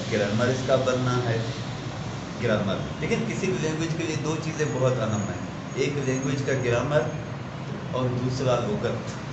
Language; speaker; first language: Urdu; non-native, local second language; Sindhi